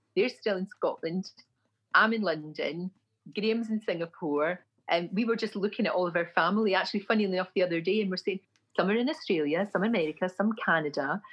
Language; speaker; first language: English; native; English